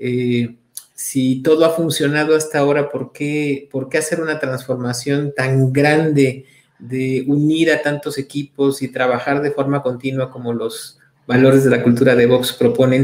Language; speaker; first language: Spanish; native; Spanish